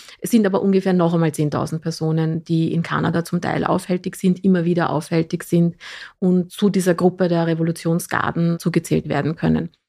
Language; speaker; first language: German; early bilingual, other home language; Persian